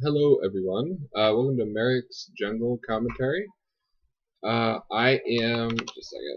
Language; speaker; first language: English; native; English